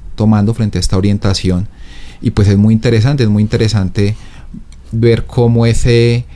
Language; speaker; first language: Spanish; native; Spanish